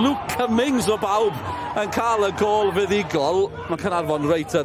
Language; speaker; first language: Welsh; native; Welsh